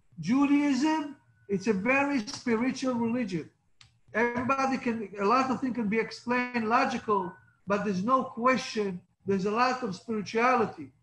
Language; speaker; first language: English; non-native, fluent; Hebrew